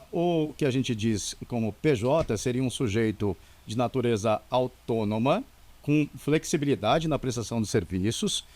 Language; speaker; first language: Portuguese; native; Portuguese